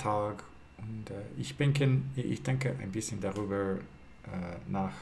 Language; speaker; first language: German; non-native, learner; English